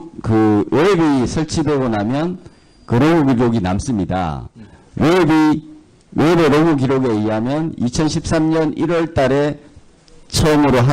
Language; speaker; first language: Korean; native; Korean